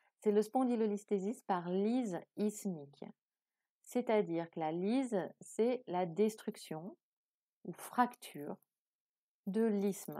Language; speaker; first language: French; native; French